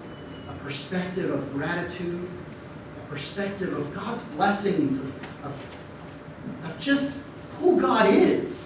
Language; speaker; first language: English; native; English